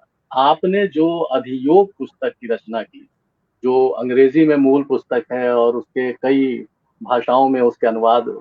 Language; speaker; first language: Hindi; native; Hindi